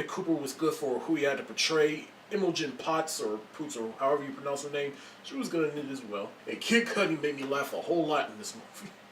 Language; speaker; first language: English; native; English